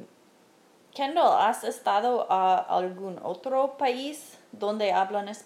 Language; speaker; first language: Spanish; non-native, fluent; English